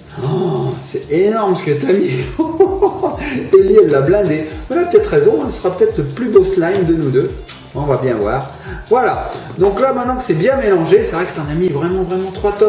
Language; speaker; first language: French; native; French